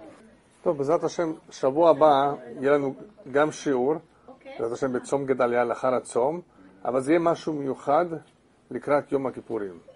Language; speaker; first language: Hebrew; non-native, fluent; English